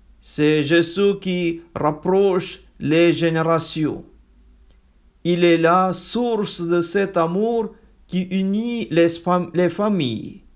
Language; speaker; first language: French; non-native, fluent; Malayalam